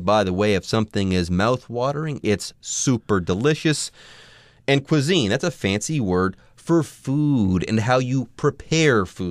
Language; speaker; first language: English; native; English